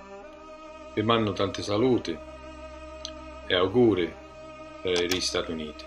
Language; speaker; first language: Italian; early bilingual, heritage; English